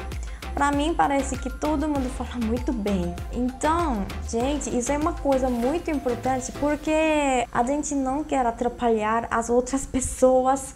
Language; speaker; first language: Portuguese; non-native, fluent; Korean